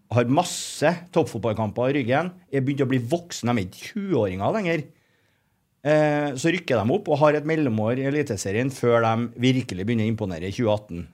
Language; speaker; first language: Norwegian; native; Norwegian